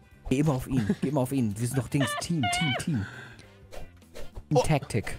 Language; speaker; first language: German; native; German